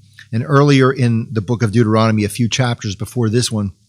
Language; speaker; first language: English; native; English